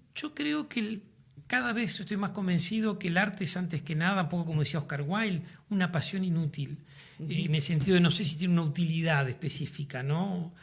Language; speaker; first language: Spanish; native; Spanish